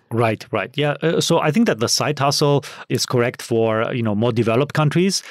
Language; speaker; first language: English; non-native, fluent; German